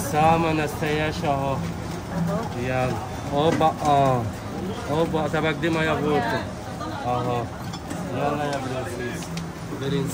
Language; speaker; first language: Russian; non-native, learner; Arabic